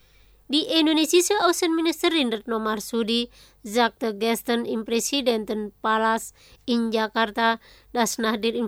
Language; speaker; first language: German; non-native, fluent; Indonesian